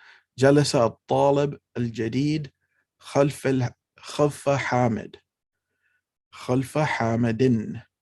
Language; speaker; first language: Arabic; non-native, fluent; English